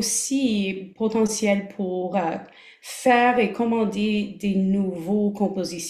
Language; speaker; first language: French; non-native, local second language; English